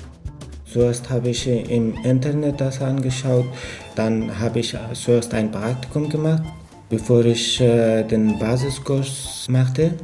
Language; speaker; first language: German; non-native, learner; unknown